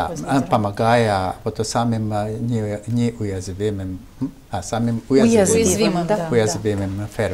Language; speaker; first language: Russian; non-native, fluent; Japanese